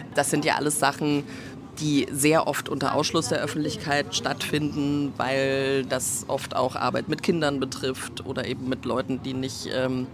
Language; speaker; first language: German; native; German